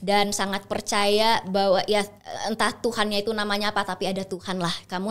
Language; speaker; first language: Indonesian; early bilingual, heritage; Indonesian